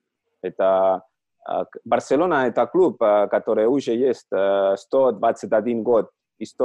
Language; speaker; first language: Russian; non-native, learner; Catalan